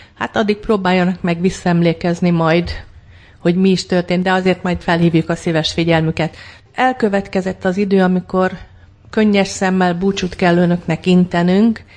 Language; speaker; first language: Hungarian; native; Hungarian